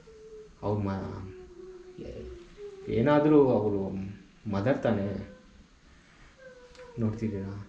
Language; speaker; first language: Kannada; non-native, local second language; Telugu